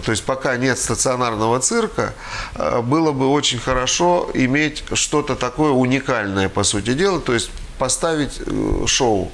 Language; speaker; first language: Russian; native; Russian